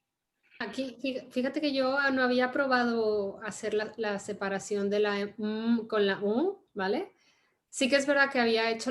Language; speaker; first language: Spanish; native; Spanish